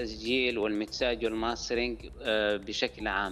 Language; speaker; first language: Arabic; native; Arabic